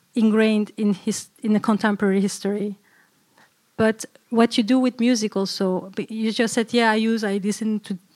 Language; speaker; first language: English; early bilingual, other home language; Turkish